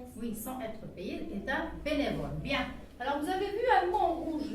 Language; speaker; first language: French; non-native, local second language; Arabic